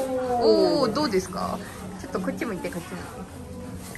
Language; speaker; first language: Japanese; native; Japanese